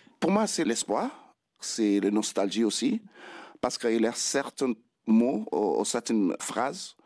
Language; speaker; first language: French; non-native, fluent; Krio